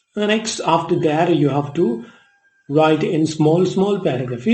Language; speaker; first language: English; non-native, local second language; Malayalam